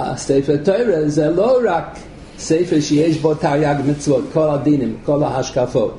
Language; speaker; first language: Hebrew; non-native, fluent; English